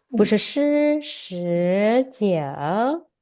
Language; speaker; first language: Chinese; non-native, fluent; Indonesian